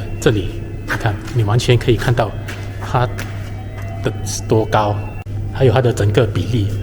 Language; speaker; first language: Chinese; native; Chinese